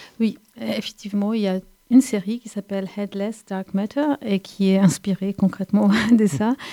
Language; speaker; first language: French; non-native, fluent; German